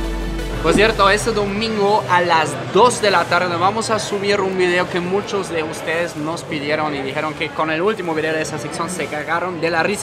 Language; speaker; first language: Spanish; non-native, fluent; German